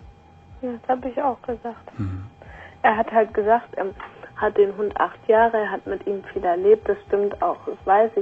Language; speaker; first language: German; native; German